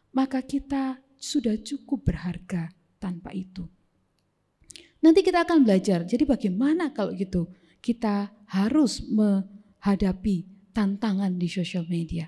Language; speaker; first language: Indonesian; native; Indonesian